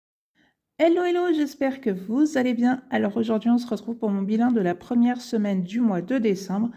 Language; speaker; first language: French; native; French